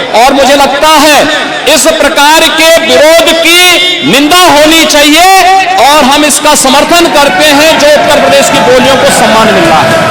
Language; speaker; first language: Hindi; native; Hindi